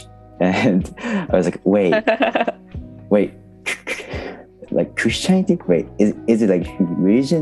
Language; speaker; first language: English; non-native, learner; Japanese